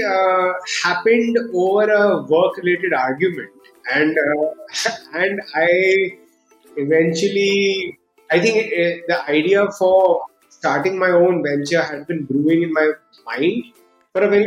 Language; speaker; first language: English; non-native, local second language; Hindi